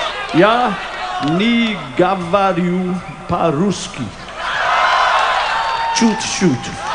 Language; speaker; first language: Russian; non-native, learner; English